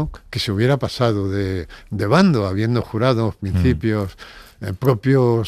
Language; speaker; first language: Spanish; native; Spanish